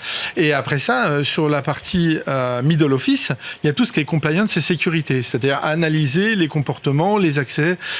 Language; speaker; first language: French; native; French